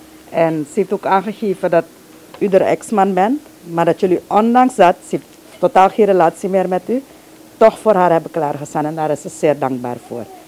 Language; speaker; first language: Dutch; native; Dutch